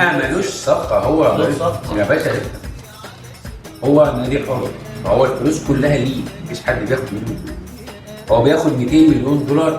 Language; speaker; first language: Arabic; native; Arabic